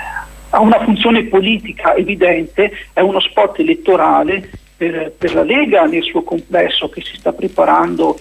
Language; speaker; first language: Italian; native; Italian